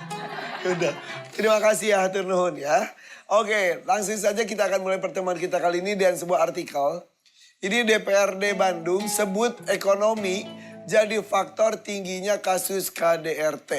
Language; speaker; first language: Indonesian; native; Indonesian